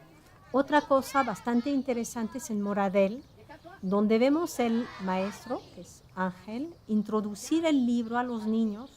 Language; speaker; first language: Spanish; non-native, fluent; French